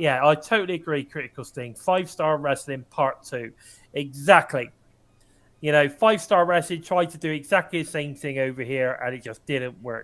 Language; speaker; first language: English; native; English